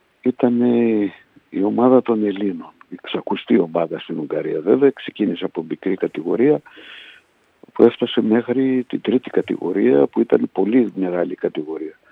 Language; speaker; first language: Greek; early bilingual, heritage; Greek